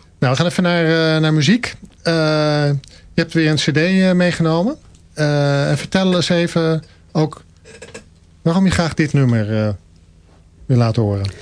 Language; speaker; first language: Dutch; native; Dutch